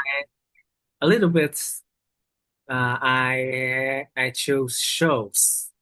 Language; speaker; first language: English; non-native, learner; Vietnamese